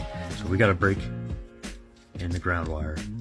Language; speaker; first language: English; native; English